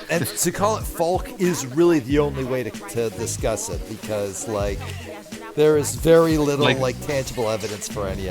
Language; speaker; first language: English; native; English